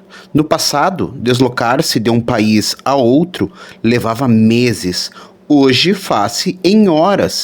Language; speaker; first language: Portuguese; native; Portuguese